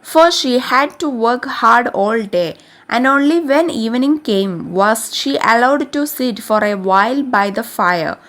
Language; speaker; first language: English; non-native, local second language; Malayalam